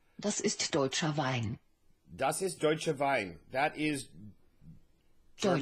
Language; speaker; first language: German; non-native, learner; English